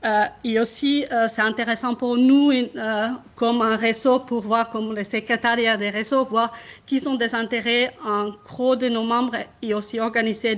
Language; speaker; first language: French; non-native, fluent; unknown